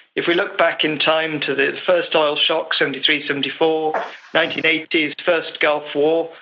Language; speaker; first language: English; native; English